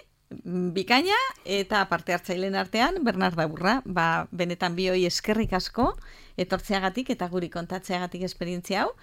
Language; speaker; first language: Basque; native; Basque